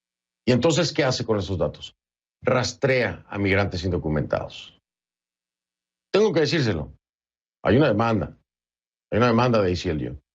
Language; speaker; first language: Spanish; native; Spanish